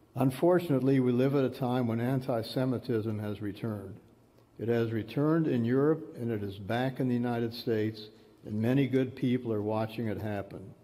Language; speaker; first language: English; early bilingual, other home language; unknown